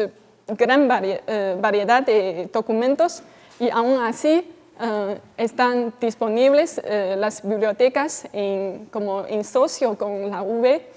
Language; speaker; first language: Spanish; non-native, fluent; Chinese